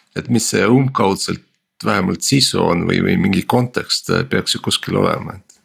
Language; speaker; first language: Estonian; native; Estonian